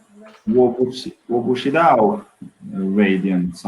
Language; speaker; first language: Chinese; non-native, learner; Swedish